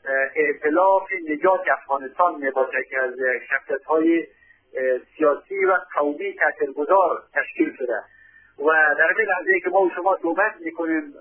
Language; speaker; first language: Persian; native; Persian